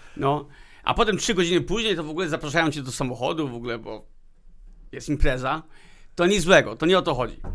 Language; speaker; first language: Polish; early bilingual, heritage; Polish